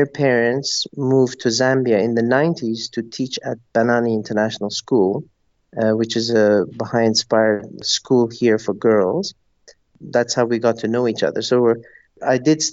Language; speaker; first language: English; non-native, local second language; Persian